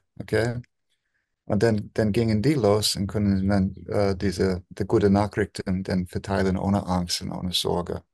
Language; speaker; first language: German; non-native, fluent; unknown